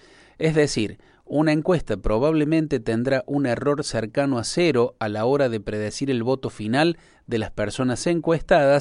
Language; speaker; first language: Spanish; native; Spanish